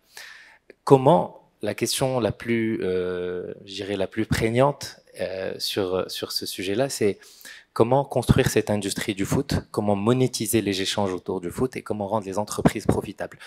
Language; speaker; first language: French; non-native, local second language; Arabic